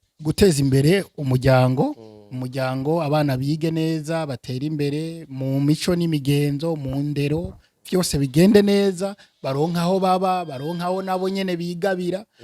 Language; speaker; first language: Rundi; early bilingual, heritage; Rundi